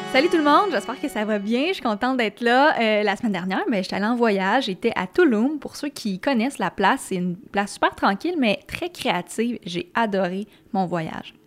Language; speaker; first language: French; native; French